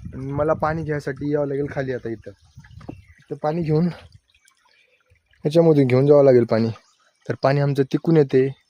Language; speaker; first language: Marathi; non-native, local second language; Lambadi